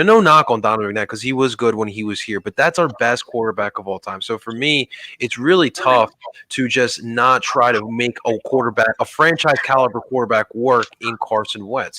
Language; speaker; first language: English; native; English